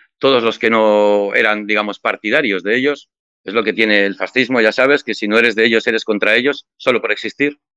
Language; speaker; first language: Spanish; native; Spanish